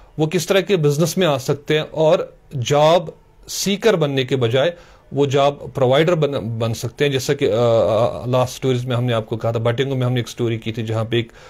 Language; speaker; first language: Hindi; non-native, local second language; Kashmiri